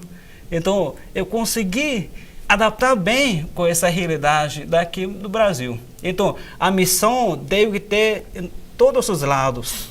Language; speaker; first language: Portuguese; non-native, fluent; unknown